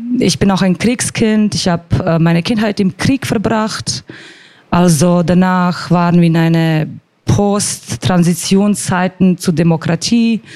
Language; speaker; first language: German; non-native, fluent; Croatian